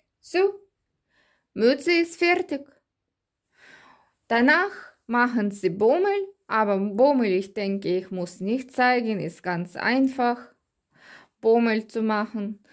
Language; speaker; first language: German; non-native, learner; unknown